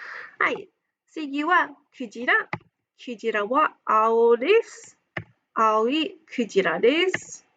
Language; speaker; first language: Japanese; non-native, fluent; English